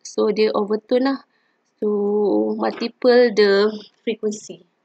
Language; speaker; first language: English; non-native, local second language; Malay